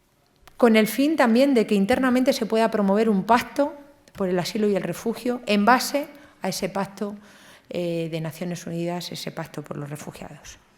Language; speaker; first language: Spanish; native; Spanish